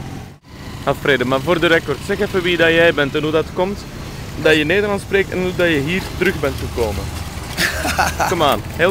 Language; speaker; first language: Dutch; native; Dutch